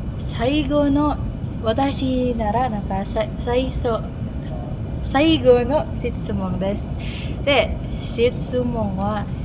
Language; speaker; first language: Japanese; non-native, learner; Indonesian